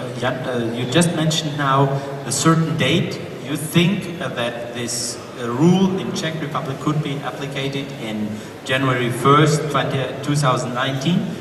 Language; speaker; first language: English; non-native, fluent; German